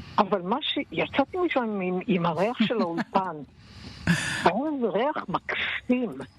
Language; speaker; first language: Hebrew; native; Hebrew